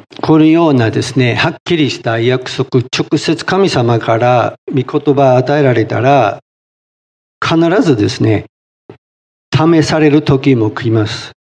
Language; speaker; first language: Japanese; non-native, fluent; English